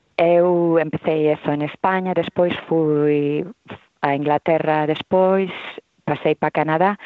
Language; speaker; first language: Galician; non-native, local second language; Spanish